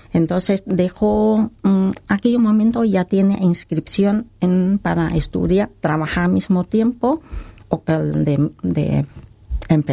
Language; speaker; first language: Spanish; non-native, learner; Khmer